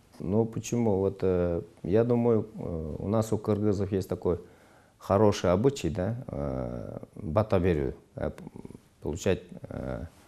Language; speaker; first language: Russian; non-native, local second language; Kyrgyz